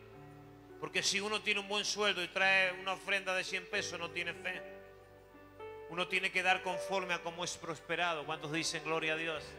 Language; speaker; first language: Spanish; native; Spanish